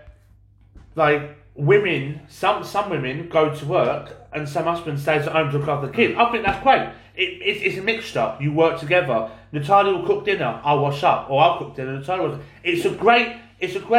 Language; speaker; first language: English; native; English